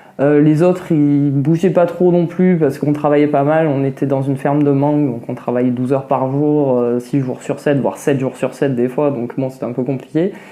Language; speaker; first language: French; native; French